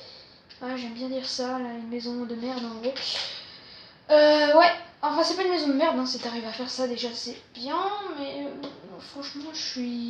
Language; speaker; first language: French; native; French